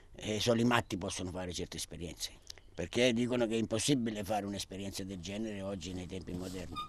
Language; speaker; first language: Italian; native; Italian